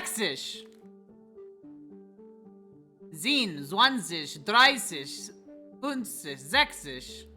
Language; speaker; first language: German; non-native, learner; English